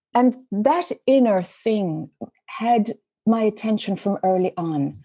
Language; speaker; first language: English; native; English